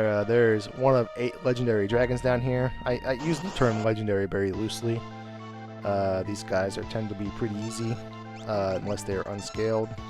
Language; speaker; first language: English; native; English